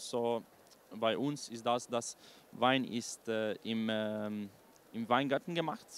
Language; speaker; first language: German; non-native, learner; Slovenian